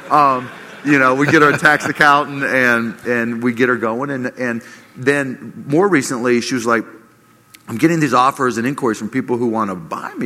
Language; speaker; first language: English; native; English